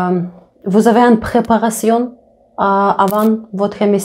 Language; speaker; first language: French; non-native, learner; Russian